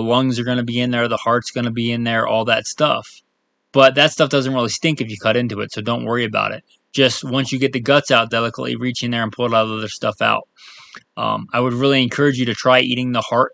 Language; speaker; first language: English; native; English